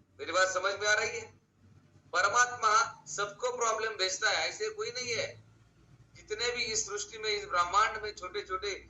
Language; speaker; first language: Hindi; non-native, local second language; Marathi